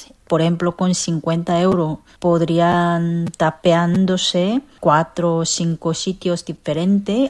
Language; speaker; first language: Spanish; non-native, fluent; Korean